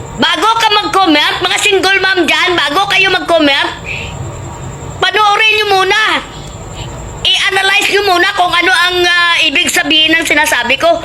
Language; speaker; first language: Filipino; non-native, local second language; Hiligaynon